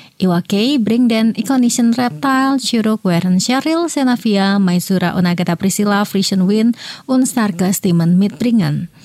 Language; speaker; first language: German; non-native, fluent; Indonesian